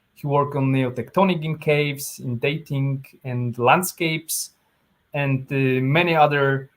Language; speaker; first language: English; non-native, fluent; Polish